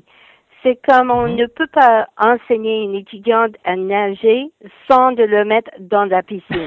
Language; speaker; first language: French; non-native, fluent; English